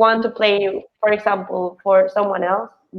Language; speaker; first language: English; non-native, fluent; Spanish